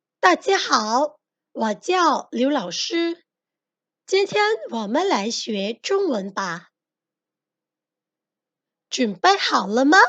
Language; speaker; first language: Chinese; non-native, fluent; Thai